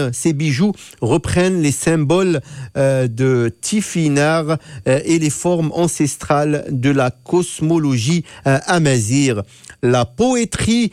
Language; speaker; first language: French; non-native, local second language; Arabic